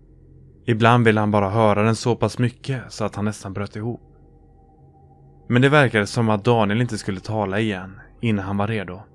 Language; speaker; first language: Swedish; native; Swedish